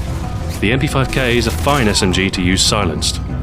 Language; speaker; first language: English; native; English